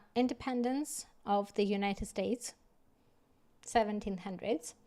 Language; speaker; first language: English; non-native, fluent; Russian